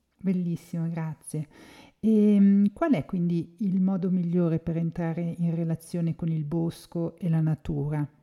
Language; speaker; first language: Italian; native; Italian